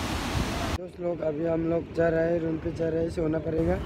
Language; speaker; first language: Hindi; non-native, local second language; Garo